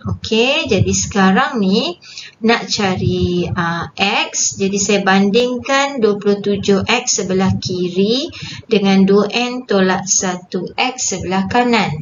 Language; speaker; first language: Malay; native; Malay